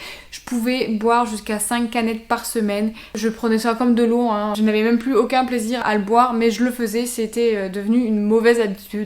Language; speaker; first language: French; native; French